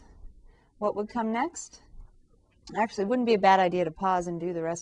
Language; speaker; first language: English; native; English